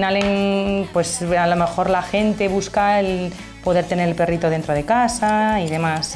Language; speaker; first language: Spanish; native; Spanish